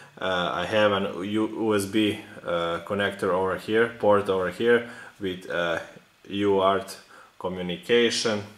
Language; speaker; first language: English; non-native, fluent; Serbian